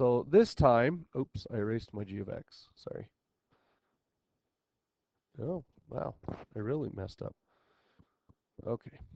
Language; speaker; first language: English; native; English